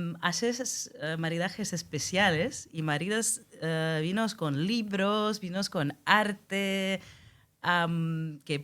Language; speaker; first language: Spanish; non-native, fluent; Russian